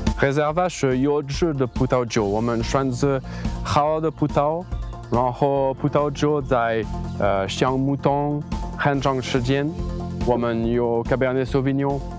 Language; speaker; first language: Chinese; non-native, learner; French